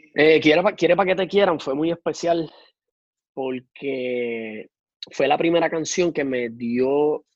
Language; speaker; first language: Spanish; native; Spanish